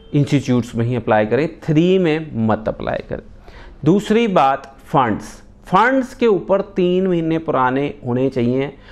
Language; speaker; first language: Hindi; non-native, local second language; Punjabi